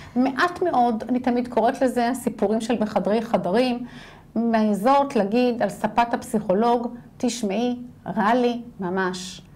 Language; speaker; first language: Hebrew; native; Hebrew